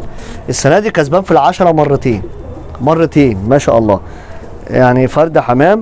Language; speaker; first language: Arabic; native; Arabic